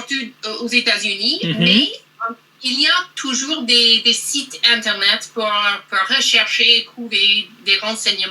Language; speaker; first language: French; non-native, learner; English